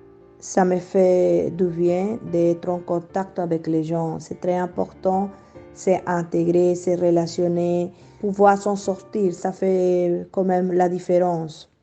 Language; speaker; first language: French; non-native, fluent; Spanish